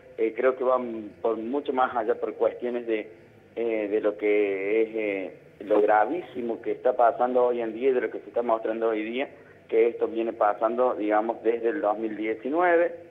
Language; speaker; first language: Spanish; native; Spanish